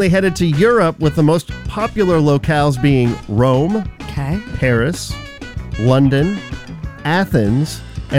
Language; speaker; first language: English; native; English